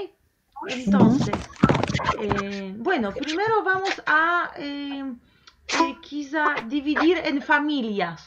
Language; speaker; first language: Spanish; non-native, fluent; Polish